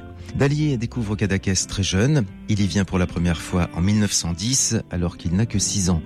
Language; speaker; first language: French; native; French